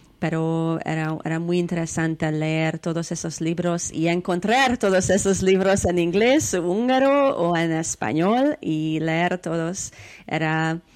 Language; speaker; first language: Spanish; non-native, learner; Hungarian